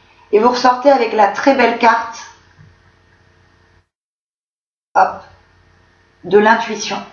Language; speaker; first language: French; native; French